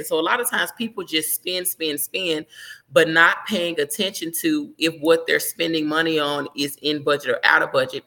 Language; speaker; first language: English; native; English